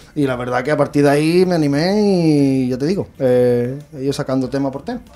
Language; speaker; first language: Spanish; native; Spanish